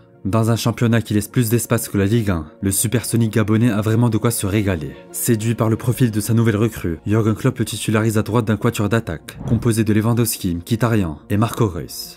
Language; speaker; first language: French; native; French